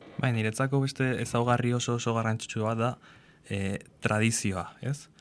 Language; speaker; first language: Basque; non-native, local second language; Spanish